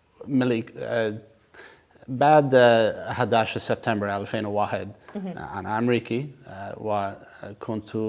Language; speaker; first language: Arabic; non-native, learner; English